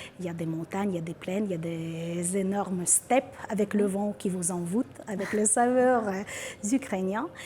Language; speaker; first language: French; non-native, fluent; Ukrainian